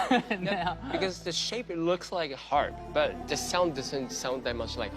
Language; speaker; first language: English; non-native, fluent; Chinese